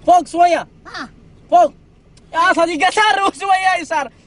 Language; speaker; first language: Arabic; non-native, learner; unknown